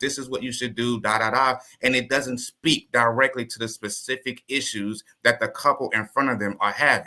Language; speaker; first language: English; native; English